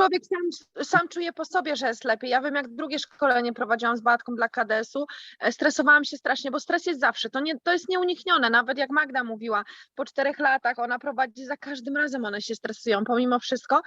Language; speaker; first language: Polish; native; Polish